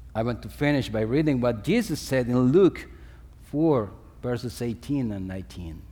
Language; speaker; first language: English; non-native, fluent; Spanish